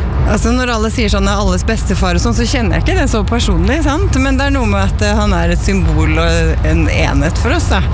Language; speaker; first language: Norwegian; native; Norwegian